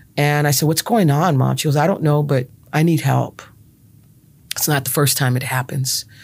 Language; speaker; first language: English; native; English